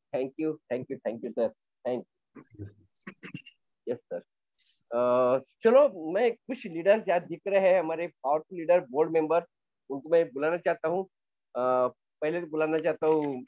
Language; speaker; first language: Hindi; non-native, local second language; Marathi